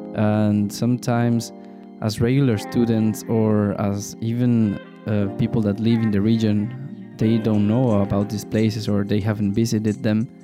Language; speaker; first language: English; non-native, fluent; Spanish